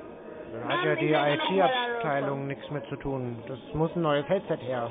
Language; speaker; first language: German; native; German